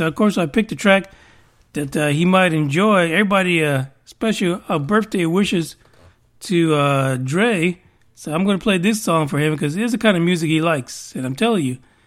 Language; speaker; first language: English; native; English